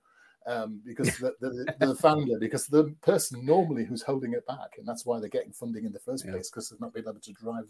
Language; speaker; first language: English; native; English